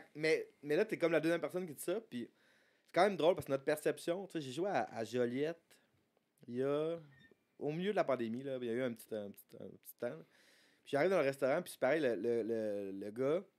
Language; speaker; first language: French; native; French